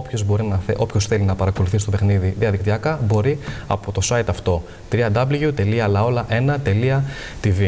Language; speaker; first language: Greek; native; Greek